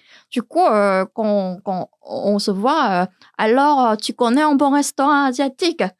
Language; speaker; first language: French; non-native, learner; Korean